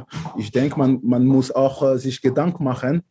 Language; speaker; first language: German; non-native, fluent; French